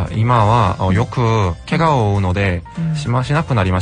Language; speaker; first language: Japanese; non-native, learner; Korean